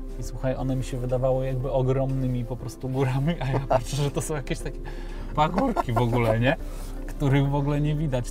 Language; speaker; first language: Polish; early bilingual, heritage; Polish